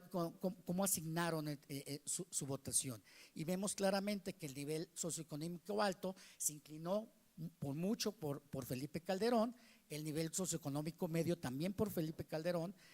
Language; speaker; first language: Spanish; native; Spanish